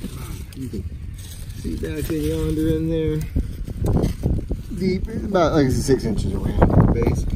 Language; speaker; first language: English; native; English